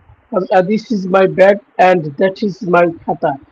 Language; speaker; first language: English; non-native, learner; Bangla